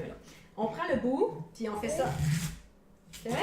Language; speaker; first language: French; native; French